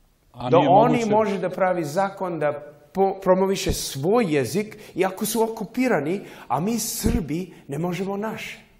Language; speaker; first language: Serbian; early bilingual, heritage; Serbian